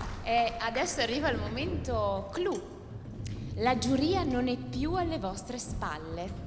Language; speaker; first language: Italian; native; Italian